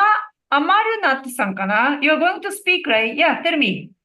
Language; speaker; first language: English; non-native, learner; Japanese